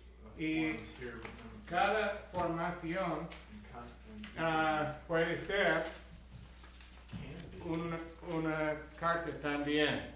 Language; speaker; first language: Spanish; non-native, learner; English